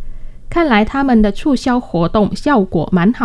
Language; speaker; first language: Chinese; non-native, fluent; Vietnamese